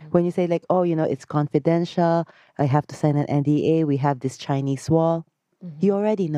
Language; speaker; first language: English; non-native, local second language; Filipino